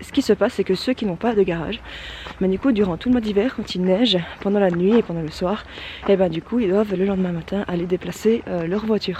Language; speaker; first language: French; native; French